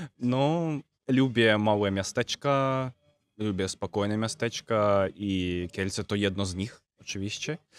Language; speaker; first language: Polish; non-native, fluent; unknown